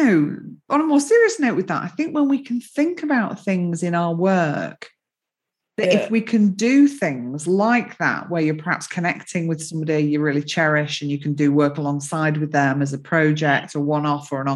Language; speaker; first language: English; native; English